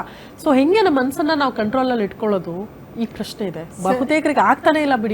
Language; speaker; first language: Kannada; native; Kannada